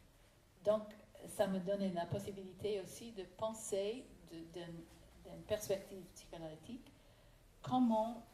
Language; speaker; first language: French; non-native, fluent; English